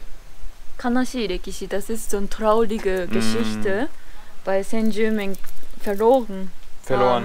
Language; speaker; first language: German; non-native, fluent; Japanese